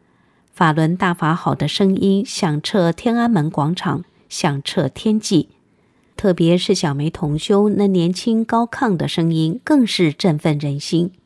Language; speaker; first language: Chinese; native; Chinese